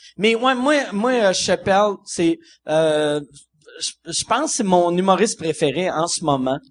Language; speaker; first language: French; native; French